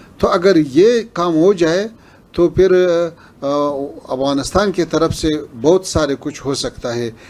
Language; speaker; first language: Hindi; non-native, fluent; Pashto